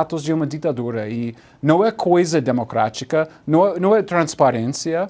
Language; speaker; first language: Portuguese; non-native, learner; English